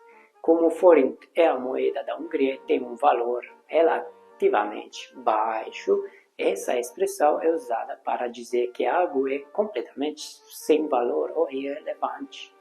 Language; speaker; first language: Portuguese; non-native, fluent; Hungarian